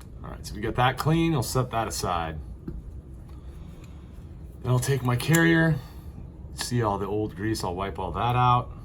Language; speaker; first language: English; native; English